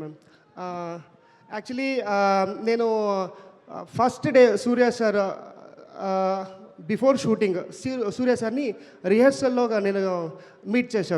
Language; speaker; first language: Telugu; non-native, local second language; Kannada